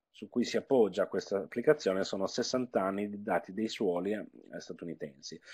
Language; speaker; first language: Italian; native; Italian